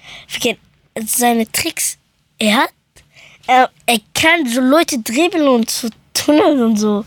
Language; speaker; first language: German; early bilingual, other home language; Persian